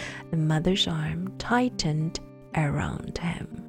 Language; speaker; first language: English; non-native, fluent; Chinese